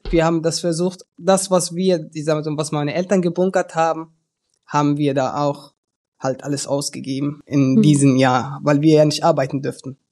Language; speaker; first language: German; early bilingual, other home language; Arabic